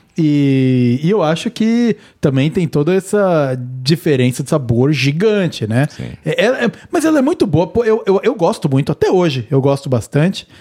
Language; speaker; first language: Portuguese; native; Portuguese